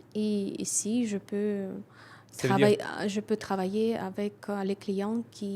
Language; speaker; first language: French; non-native, fluent; Russian